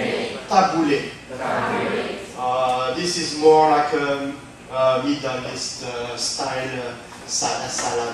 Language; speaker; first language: English; non-native, fluent; French